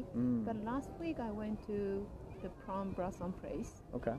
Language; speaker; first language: English; non-native, learner; Japanese